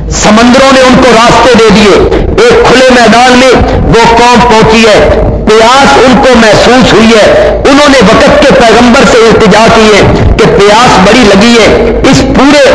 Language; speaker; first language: Urdu; native; Urdu